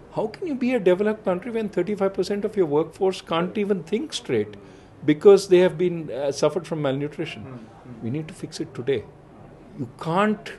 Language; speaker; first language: Hindi; non-native, local second language; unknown